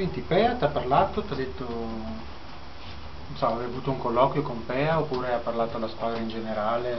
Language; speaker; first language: Italian; native; Italian